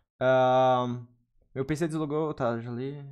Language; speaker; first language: Portuguese; native; Portuguese